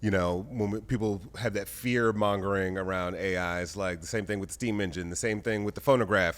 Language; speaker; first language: English; native; English